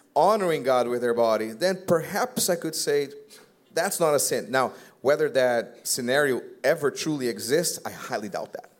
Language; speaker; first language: English; non-native, fluent; Portuguese